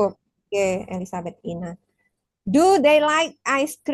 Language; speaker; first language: English; non-native, fluent; Indonesian